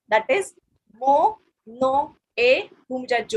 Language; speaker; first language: French; non-native, fluent; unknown